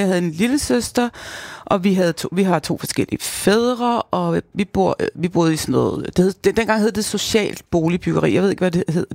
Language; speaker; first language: Danish; native; Danish